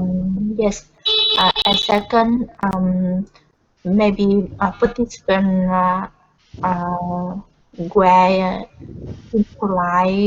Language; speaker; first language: English; non-native, learner; Vietnamese